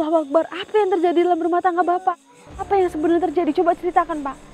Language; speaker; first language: Indonesian; native; Indonesian